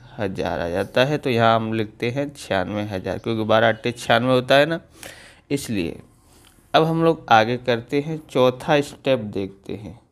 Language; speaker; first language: Hindi; non-native, local second language; Gujarati